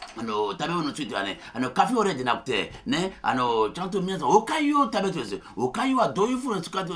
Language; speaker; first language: Japanese; non-native, fluent; Fon